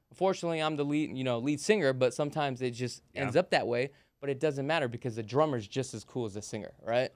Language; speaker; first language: English; native; English